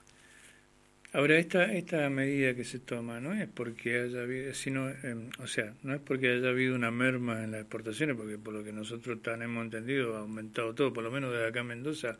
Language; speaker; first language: Spanish; native; Spanish